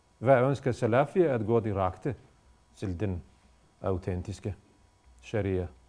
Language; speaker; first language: Danish; non-native, fluent; Bosnian